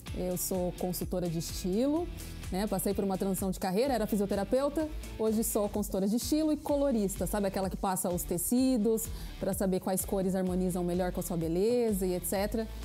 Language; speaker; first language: Portuguese; native; Portuguese